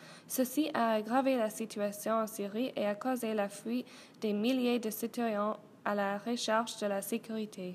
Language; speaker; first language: French; non-native, learner; English